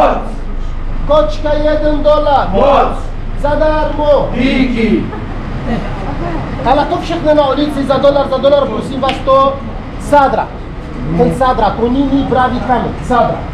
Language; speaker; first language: Czech; non-native, learner; Arabic